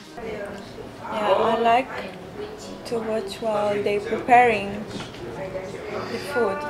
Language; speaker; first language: English; non-native, fluent; Italian